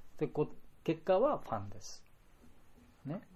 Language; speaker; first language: Japanese; non-native, learner; Bangla